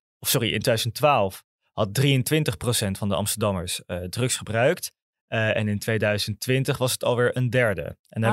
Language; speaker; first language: Dutch; native; Dutch